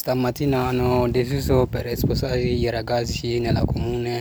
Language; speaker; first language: Italian; non-native, learner; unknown